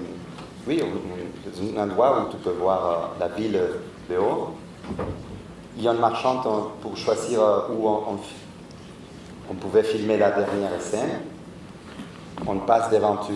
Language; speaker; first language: French; non-native, fluent; Spanish